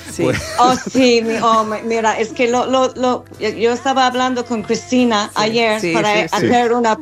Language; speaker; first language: Spanish; non-native, fluent; English